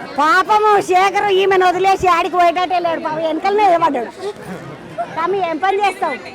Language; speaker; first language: Telugu; native; Telugu